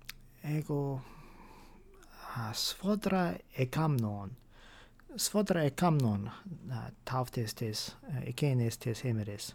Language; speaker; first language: Greek; non-native, fluent; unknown